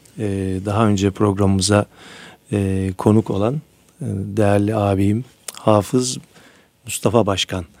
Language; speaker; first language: Turkish; native; Turkish